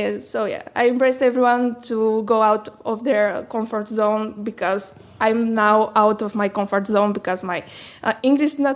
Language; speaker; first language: English; non-native, learner; Bulgarian